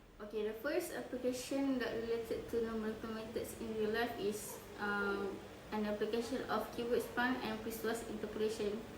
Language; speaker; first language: English; non-native, local second language; Malay